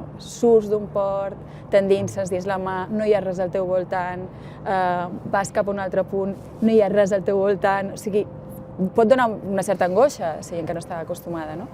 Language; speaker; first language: Catalan; native; Catalan